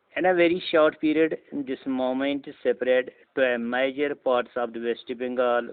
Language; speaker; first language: English; non-native, local second language; Urdu